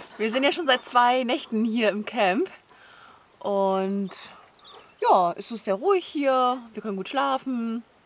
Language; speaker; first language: German; native; German